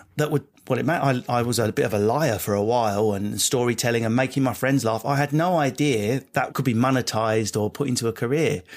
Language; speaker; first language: English; native; English